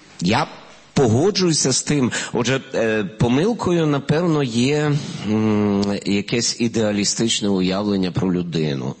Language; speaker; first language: Ukrainian; native; Ukrainian